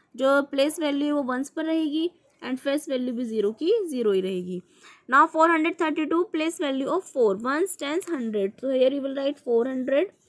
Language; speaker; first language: Hindi; native; Hindi